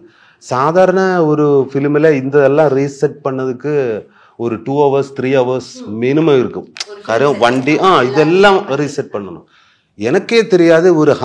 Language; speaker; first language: Tamil; non-native, learner; Malayalam